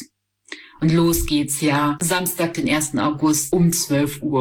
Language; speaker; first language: German; native; German